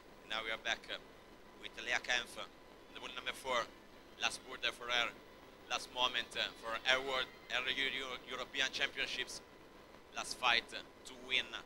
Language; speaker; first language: English; non-native, fluent; Italian